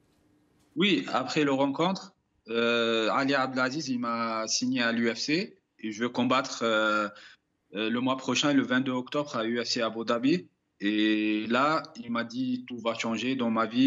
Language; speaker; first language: French; non-native, fluent; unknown